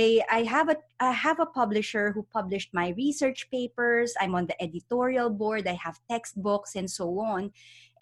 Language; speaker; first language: English; non-native, local second language; Filipino